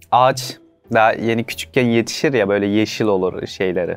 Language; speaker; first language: Turkish; non-native, fluent; Uzbek